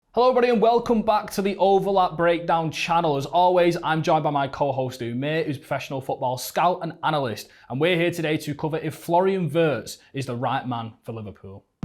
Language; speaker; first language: English; native; English